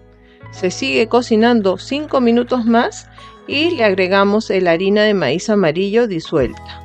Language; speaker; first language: Spanish; native; Spanish